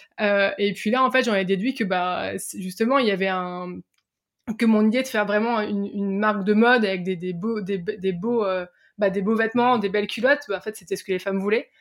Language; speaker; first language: French; native; French